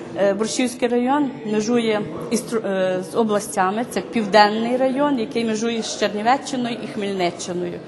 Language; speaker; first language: Ukrainian; native; Ukrainian